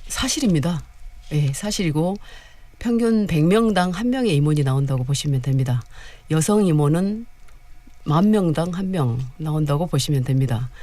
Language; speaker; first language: Korean; native; Korean